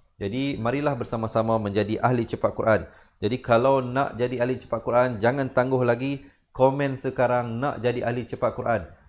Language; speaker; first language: Malay; native; Malay